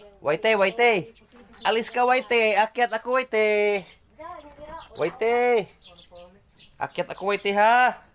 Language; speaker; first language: Filipino; non-native, local second language; Cebuano